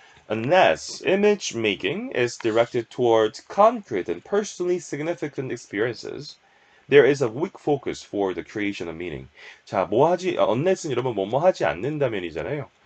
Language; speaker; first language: English; non-native, fluent; Korean